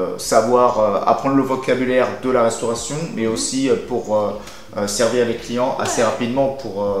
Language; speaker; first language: French; native; French